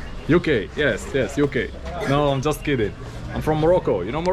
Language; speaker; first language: English; non-native, learner; Arabic